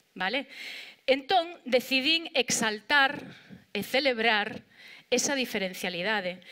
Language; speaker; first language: Galician; non-native, local second language; Spanish